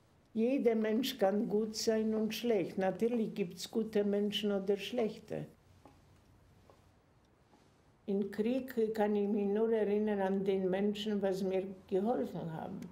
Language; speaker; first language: German; non-native, fluent; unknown